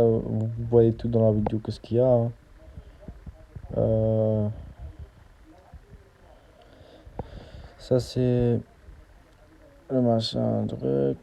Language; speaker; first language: French; native; French